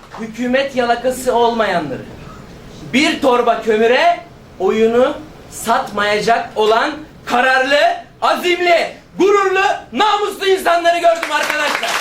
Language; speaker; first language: Turkish; native; Turkish